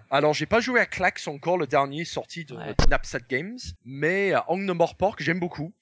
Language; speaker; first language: French; non-native, fluent; English